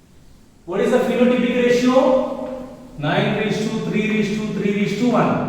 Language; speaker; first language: English; non-native, local second language; Hindi